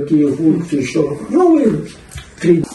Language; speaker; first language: Russian; non-native, fluent; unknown